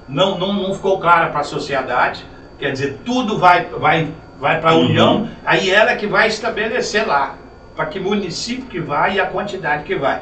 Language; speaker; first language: Portuguese; native; Portuguese